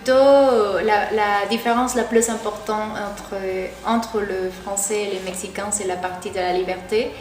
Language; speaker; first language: French; non-native, learner; Spanish